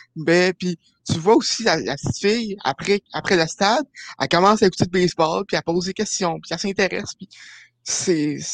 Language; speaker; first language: French; native; French